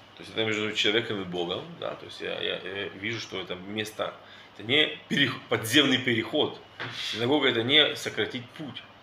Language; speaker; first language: Russian; early bilingual, heritage; Russian